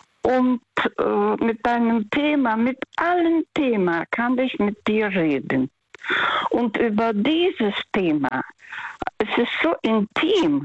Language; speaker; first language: German; non-native, fluent; Russian